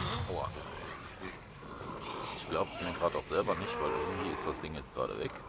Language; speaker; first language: German; native; German